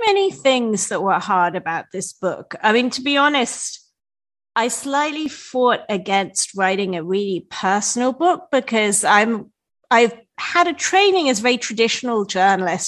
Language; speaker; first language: English; native; English